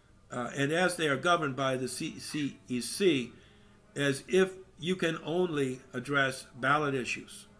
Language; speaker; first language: English; native; English